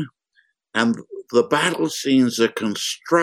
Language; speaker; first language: English; native; English